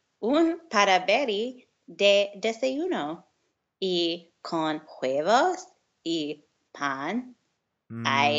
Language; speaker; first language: Spanish; non-native, learner; English